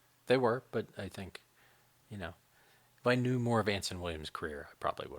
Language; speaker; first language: English; native; English